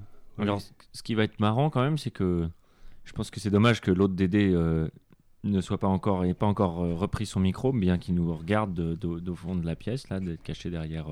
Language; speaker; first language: French; native; French